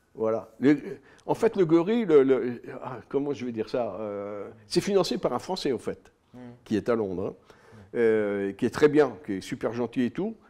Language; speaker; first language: French; native; French